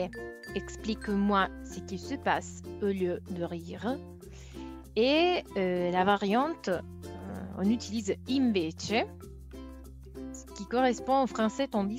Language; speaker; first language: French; non-native, fluent; Italian